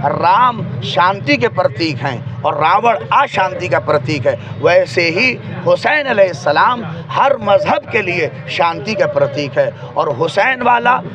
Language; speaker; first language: Urdu; native; Urdu